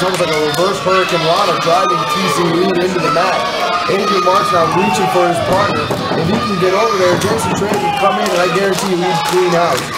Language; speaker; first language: English; native; English